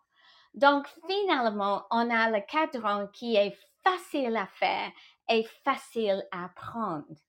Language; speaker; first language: French; non-native, fluent; English